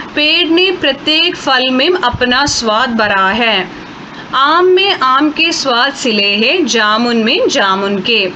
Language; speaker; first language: Hindi; non-native, local second language; Malayalam